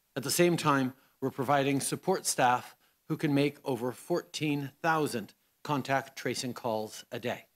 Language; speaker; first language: English; native; English